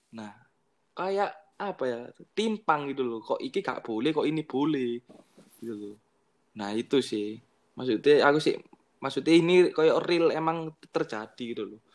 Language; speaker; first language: Indonesian; native; Indonesian